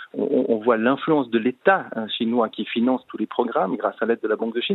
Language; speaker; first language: French; native; French